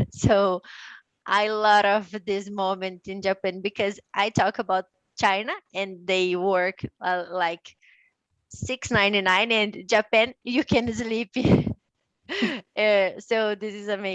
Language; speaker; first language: English; non-native, learner; Portuguese